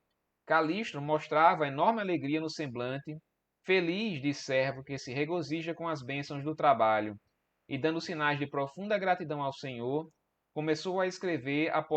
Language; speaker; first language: Portuguese; native; Portuguese